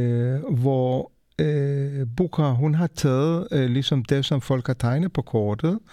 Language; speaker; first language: Danish; non-native, fluent; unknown